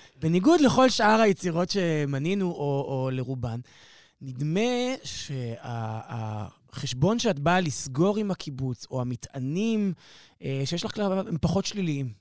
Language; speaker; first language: Hebrew; native; Hebrew